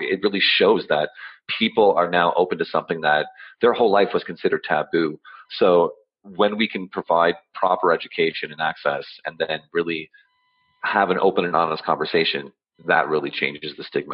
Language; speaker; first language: English; native; English